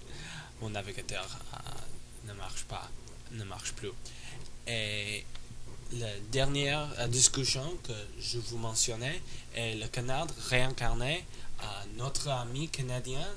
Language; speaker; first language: French; non-native, learner; English